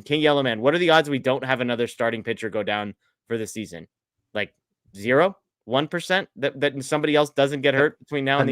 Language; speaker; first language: English; native; English